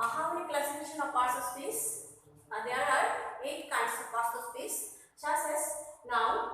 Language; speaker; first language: English; non-native, local second language; Bangla